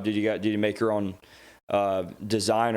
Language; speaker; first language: English; native; English